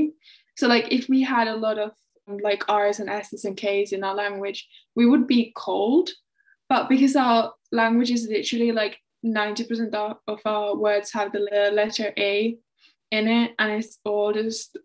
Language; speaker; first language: English; non-native, fluent; Finnish